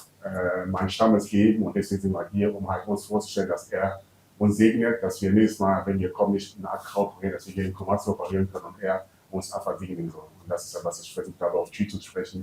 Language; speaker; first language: German; early bilingual, other home language; Akan